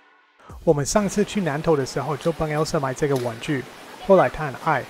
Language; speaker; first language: Chinese; non-native, fluent; English